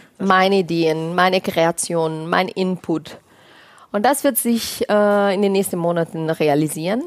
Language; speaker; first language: German; non-native, fluent; Portuguese